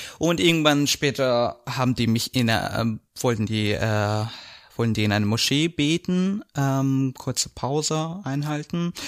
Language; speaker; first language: German; non-native, fluent; Kurdish